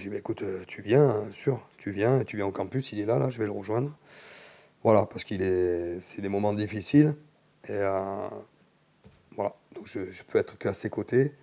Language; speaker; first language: French; native; French